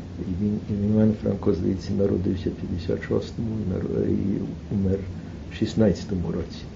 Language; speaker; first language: Ukrainian; early bilingual, heritage; Ukrainian